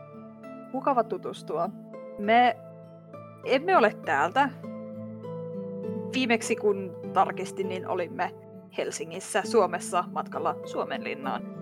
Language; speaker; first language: Finnish; native; Finnish